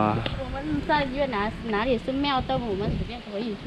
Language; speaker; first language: Chinese; non-native, learner; Vietnamese